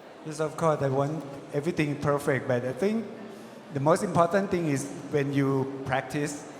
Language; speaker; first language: English; non-native, learner; Thai